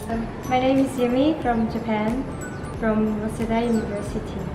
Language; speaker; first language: English; non-native, fluent; Japanese